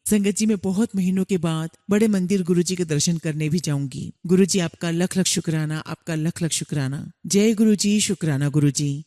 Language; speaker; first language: Hindi; native; Hindi